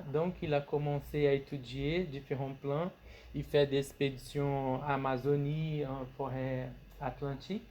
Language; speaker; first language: French; non-native, fluent; Portuguese